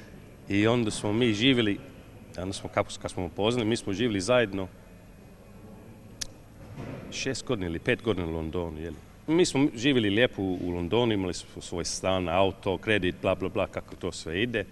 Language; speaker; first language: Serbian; non-native, fluent; English